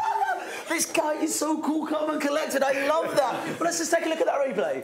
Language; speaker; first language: English; native; English